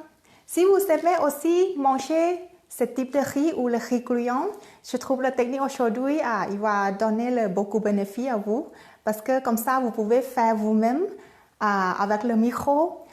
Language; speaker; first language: French; non-native, learner; Thai